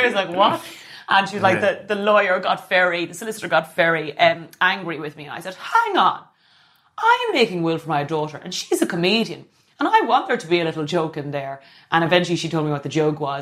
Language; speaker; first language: English; native; English